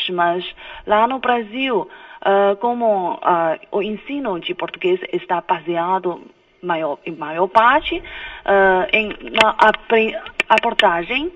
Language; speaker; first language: Portuguese; non-native, fluent; Chinese